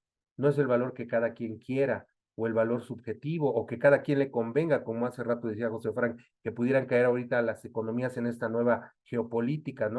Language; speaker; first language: Spanish; native; Spanish